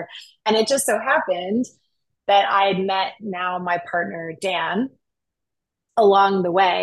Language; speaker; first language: English; native; English